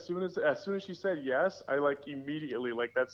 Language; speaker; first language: English; native; English